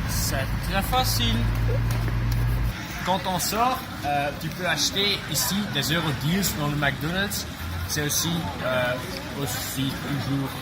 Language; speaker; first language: French; non-native, learner; Dutch